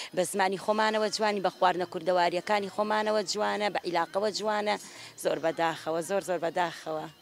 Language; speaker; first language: Central Kurdish; non-native, local second language; Gurani